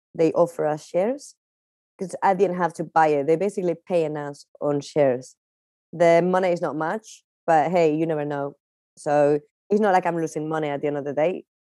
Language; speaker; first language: English; non-native, fluent; Spanish